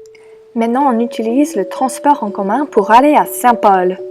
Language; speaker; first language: French; non-native, learner; English